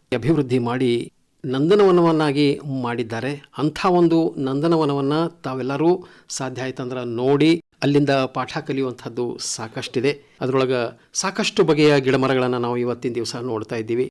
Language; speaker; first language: Kannada; native; Kannada